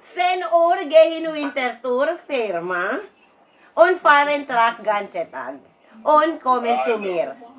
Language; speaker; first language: German; non-native, learner; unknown